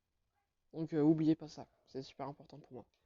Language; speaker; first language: French; native; French